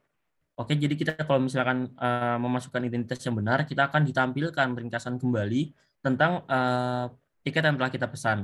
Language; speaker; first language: Indonesian; native; Indonesian